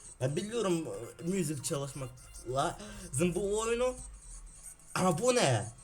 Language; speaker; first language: Turkish; non-native, learner; Ukrainian